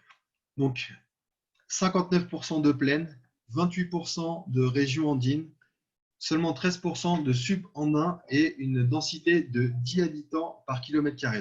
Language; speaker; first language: French; native; French